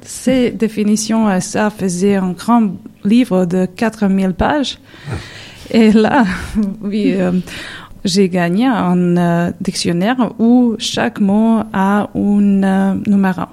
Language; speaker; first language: French; non-native, learner; Serbian